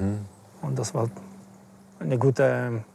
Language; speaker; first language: German; non-native, learner; French